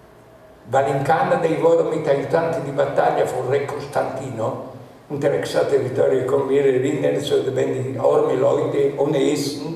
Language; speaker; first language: German; non-native, learner; Italian